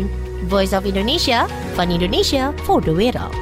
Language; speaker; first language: Dutch; non-native, fluent; Indonesian